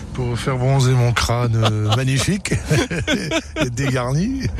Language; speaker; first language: French; native; French